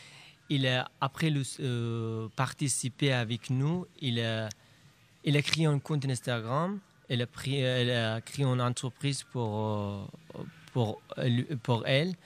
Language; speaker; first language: French; non-native, learner; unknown